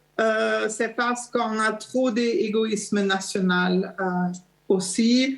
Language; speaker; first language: French; non-native, learner; German